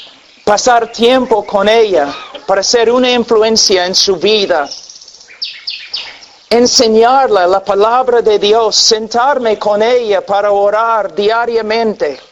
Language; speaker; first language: Spanish; non-native, fluent; English